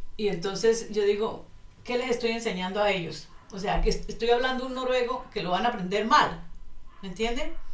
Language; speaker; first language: Spanish; native; Spanish